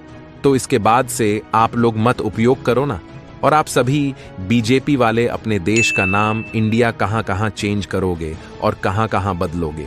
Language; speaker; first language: Hindi; native; Hindi